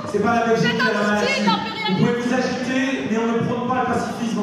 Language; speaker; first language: French; native; French